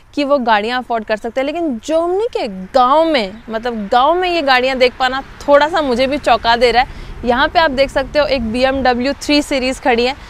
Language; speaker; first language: Hindi; native; Hindi